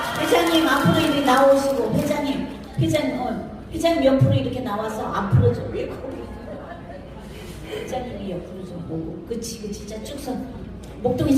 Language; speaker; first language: Korean; native; Korean